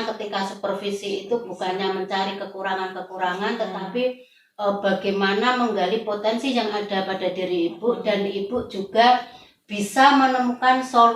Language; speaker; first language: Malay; non-native, local second language; Javanese